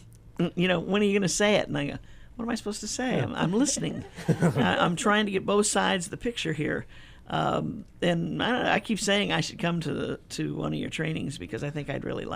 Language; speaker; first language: English; native; English